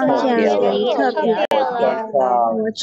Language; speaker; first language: Chinese; non-native, learner; Indonesian